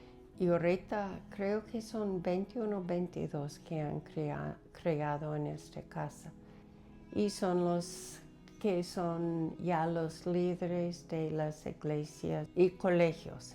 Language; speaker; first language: Spanish; non-native, fluent; English